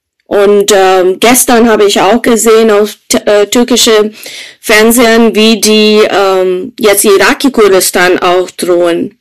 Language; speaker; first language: German; non-native, fluent; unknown